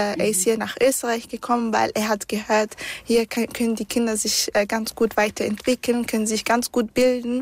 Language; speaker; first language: German; early bilingual, other home language; Arabic